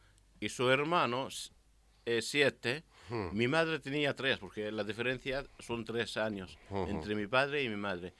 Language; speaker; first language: Spanish; non-native, learner; Arabic